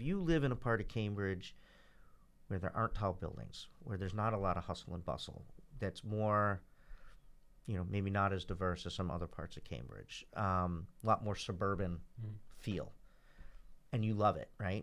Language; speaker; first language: English; native; English